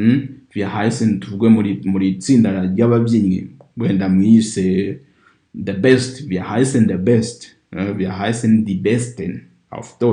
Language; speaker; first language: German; non-native, fluent; Kinyarwanda